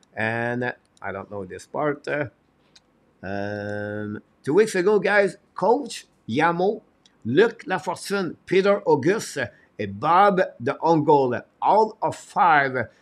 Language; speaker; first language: English; non-native, fluent; French